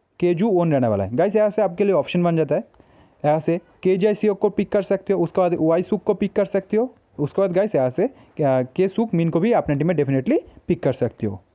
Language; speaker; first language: Hindi; native; Hindi